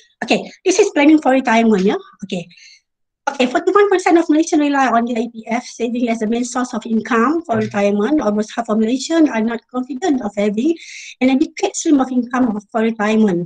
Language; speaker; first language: English; non-native, local second language; Malay